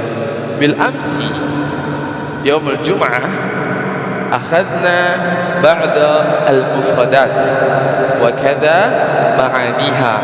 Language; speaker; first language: Arabic; non-native, fluent; Indonesian